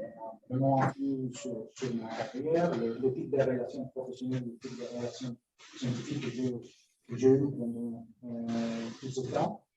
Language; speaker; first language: French; non-native, fluent; Spanish